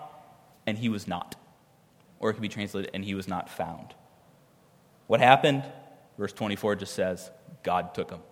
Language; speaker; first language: English; native; English